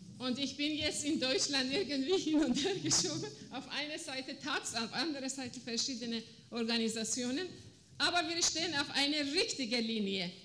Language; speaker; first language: German; non-native, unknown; Persian